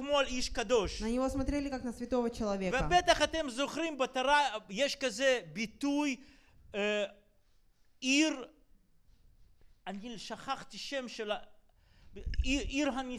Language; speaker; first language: Hebrew; non-native, fluent; Russian